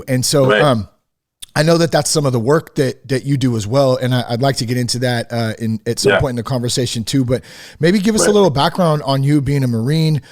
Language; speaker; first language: English; native; English